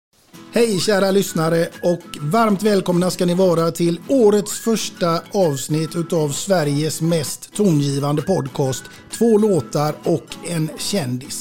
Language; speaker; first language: Swedish; native; Swedish